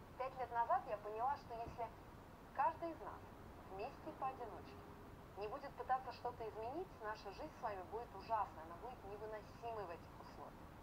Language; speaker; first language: Russian; native; Russian